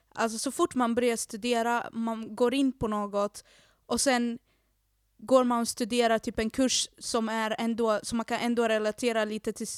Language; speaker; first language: Swedish; native; Swedish